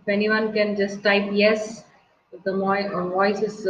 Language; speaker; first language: English; non-native, local second language; Telugu